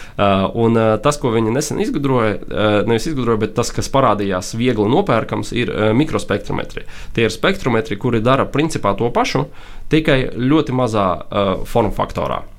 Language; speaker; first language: Latvian; non-native, local second language; Russian